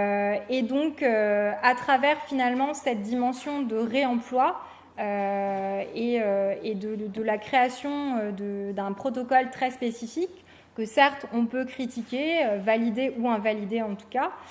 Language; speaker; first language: French; native; French